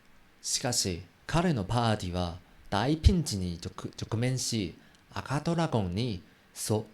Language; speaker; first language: Japanese; non-native, learner; Chinese